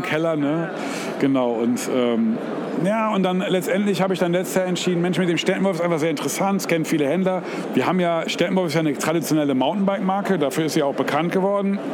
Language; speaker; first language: German; native; German